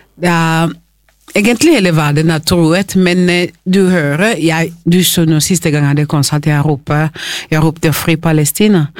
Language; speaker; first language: Norwegian; non-native, fluent; Swahili